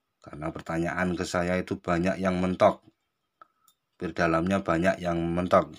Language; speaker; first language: Indonesian; native; Indonesian